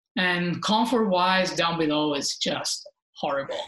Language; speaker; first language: English; non-native, fluent; Italian